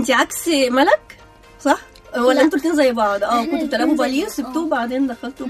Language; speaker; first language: Arabic; native; Arabic